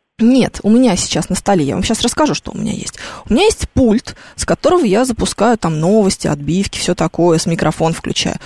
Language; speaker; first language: Russian; native; Russian